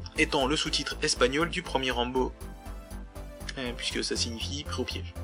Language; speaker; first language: French; native; French